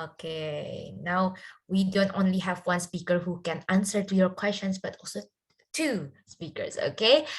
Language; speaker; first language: English; non-native, fluent; Indonesian